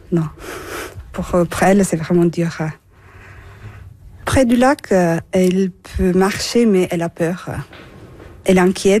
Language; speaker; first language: French; non-native, fluent; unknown